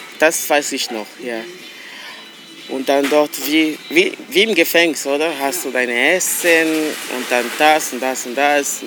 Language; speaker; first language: German; non-native, learner; Portuguese